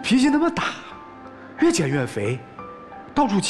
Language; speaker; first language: Chinese; native; Chinese